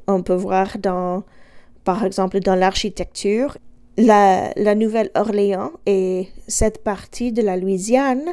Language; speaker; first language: French; non-native, fluent; English